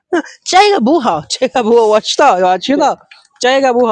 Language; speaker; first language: Chinese; non-native, learner; Urdu